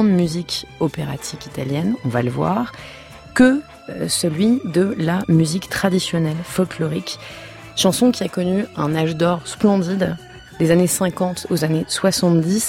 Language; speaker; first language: French; native; French